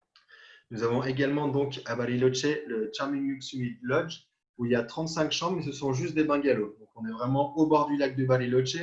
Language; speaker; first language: French; native; French